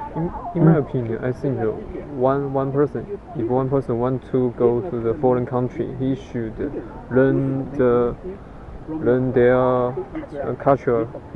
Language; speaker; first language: English; non-native, learner; Chinese